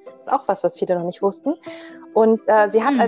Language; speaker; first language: German; native; German